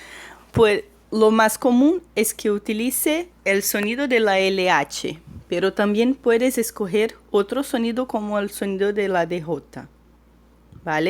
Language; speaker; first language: Spanish; non-native, fluent; Portuguese